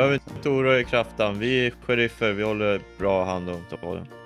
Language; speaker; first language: Swedish; native; Swedish